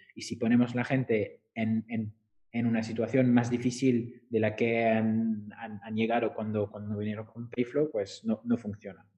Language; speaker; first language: Spanish; non-native, fluent; French